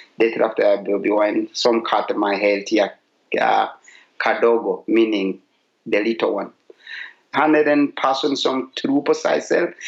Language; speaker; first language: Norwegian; non-native, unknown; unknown